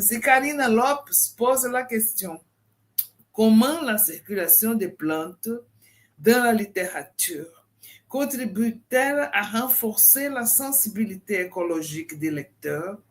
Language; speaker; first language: French; non-native, fluent; Portuguese